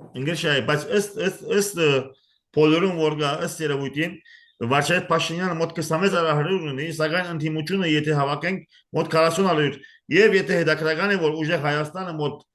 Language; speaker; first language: Armenian; early bilingual, heritage; Armenian